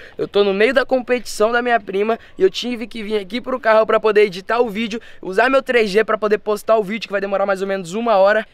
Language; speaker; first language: Portuguese; early bilingual, heritage; Portuguese